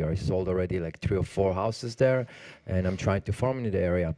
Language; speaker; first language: English; non-native, learner; Hebrew